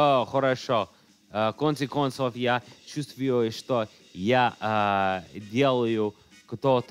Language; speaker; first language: Russian; non-native, learner; English